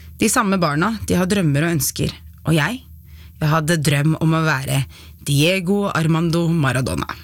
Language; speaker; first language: Norwegian; early bilingual, other home language; Arabic